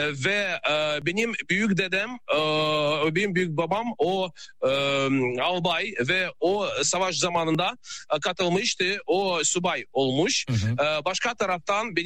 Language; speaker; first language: Turkish; non-native, fluent; Russian